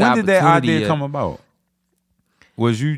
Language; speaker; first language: English; native; English